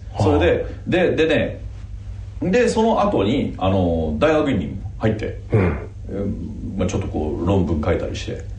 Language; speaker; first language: Japanese; native; Japanese